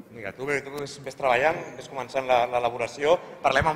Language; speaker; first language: Catalan; native; Catalan